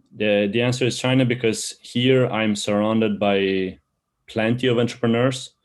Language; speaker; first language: English; early bilingual, other home language; Albanian